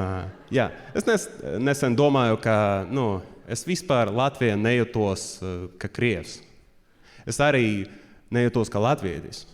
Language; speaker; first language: Latvian; early bilingual, other home language; Russian